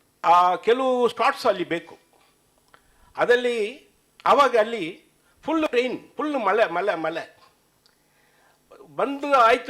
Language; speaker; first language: Kannada; non-native, learner; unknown